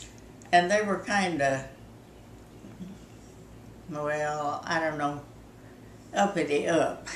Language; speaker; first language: English; native; English